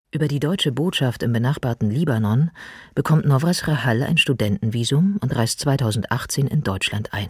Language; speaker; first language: German; native; German